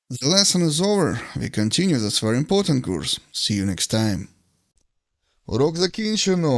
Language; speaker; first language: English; non-native, fluent; Ukrainian